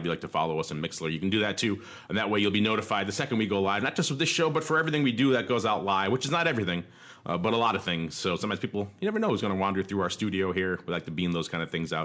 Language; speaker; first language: English; native; English